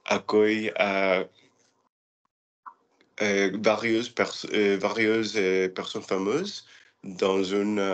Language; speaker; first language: French; non-native, learner; English